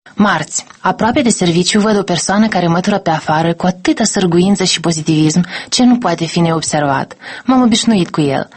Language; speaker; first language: Romanian; native; Romanian